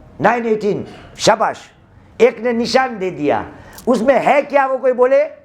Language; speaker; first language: Urdu; non-native, local second language; Gujarati